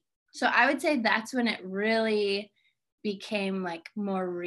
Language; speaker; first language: English; native; English